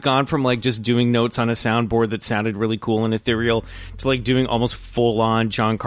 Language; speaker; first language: English; native; English